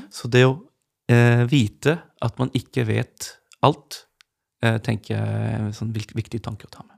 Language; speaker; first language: Norwegian; early bilingual, other home language; Urdu